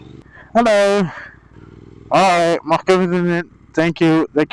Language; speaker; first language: Dutch; native; Dutch